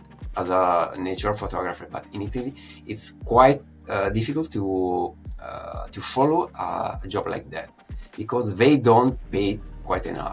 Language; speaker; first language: English; non-native, fluent; Italian